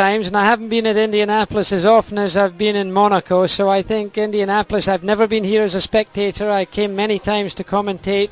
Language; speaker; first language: English; native; English